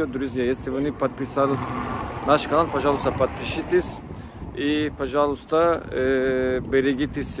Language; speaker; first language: Russian; non-native, learner; Turkish